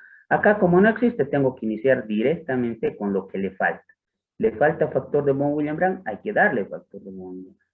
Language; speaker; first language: Spanish; native; Spanish